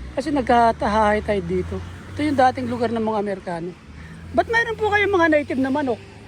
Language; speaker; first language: Filipino; native; Filipino